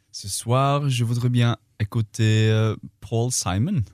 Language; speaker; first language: French; early bilingual, heritage; French